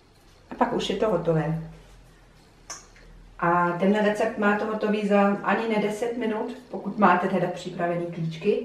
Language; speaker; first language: Czech; non-native, fluent; German